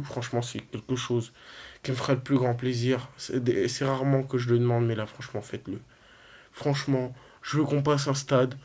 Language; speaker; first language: French; native; French